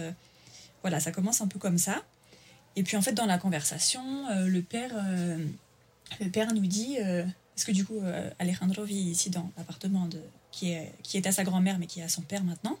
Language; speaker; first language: French; native; French